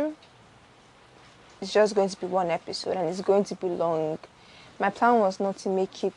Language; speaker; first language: English; non-native, local second language; Igbo